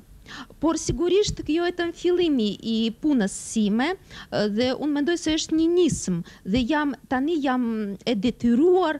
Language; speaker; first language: Albanian; non-native, fluent; Russian